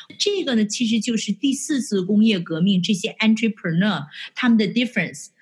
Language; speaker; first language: Chinese; native; Chinese